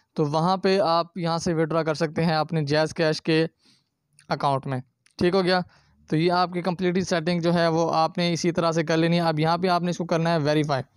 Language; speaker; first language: Urdu; non-native, local second language; Punjabi